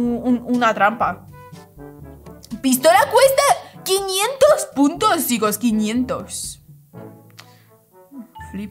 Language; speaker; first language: Spanish; non-native, fluent; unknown